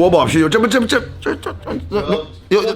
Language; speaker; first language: Chinese; native; Chinese